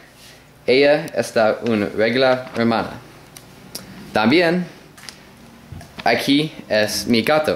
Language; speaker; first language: Spanish; non-native, learner; English